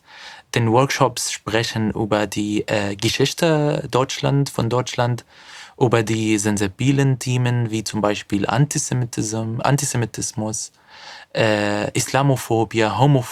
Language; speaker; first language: German; non-native, fluent; Arabic